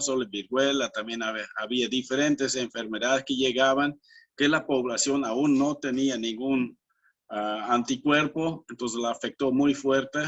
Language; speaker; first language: Spanish; non-native, fluent; Dutch